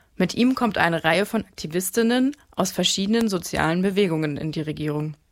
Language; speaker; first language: German; native; German